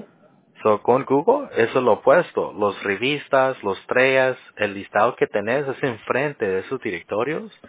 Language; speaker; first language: Spanish; early bilingual, heritage; Spanish